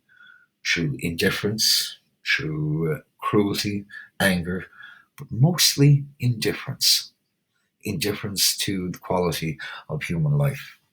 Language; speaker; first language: English; native; English